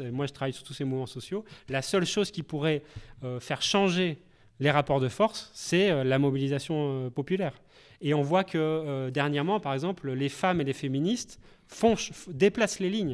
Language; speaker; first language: French; native; French